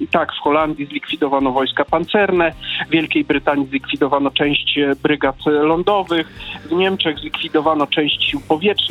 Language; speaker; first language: Polish; native; Polish